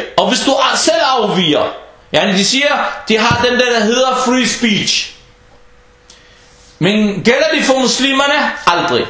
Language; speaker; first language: Danish; early bilingual, other home language; Arabic